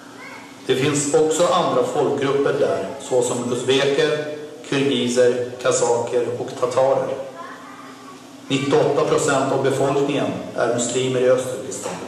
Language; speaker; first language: Swedish; non-native, fluent; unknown